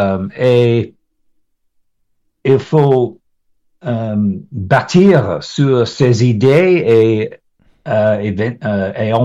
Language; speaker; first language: French; non-native, learner; English